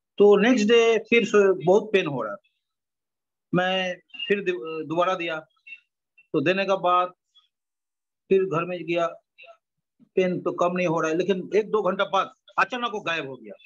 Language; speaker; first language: Hindi; non-native, local second language; Bangla